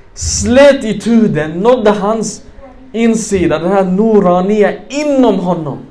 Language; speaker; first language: Swedish; non-native, fluent; Arabic